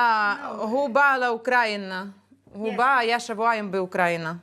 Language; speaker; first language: Hebrew; non-native, fluent; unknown